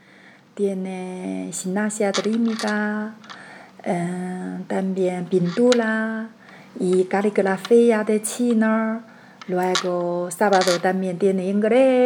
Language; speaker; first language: Spanish; non-native, learner; Chinese